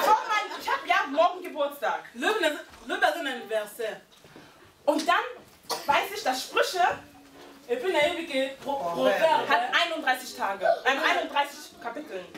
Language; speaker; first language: German; early bilingual, heritage; Lingala